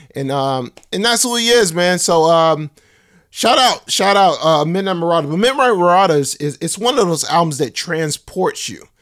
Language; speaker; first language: English; native; English